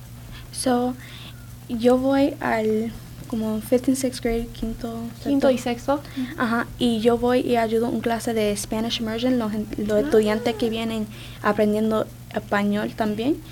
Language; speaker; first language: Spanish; early bilingual, other home language; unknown